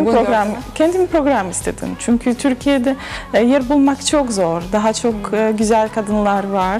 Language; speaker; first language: Turkish; non-native, learner; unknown